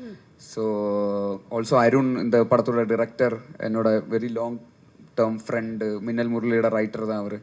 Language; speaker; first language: Tamil; non-native, local second language; Malayalam